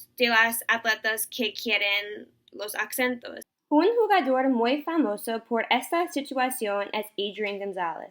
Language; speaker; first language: Spanish; non-native, learner; English